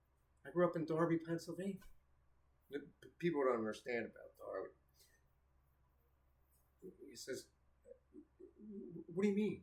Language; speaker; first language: English; native; English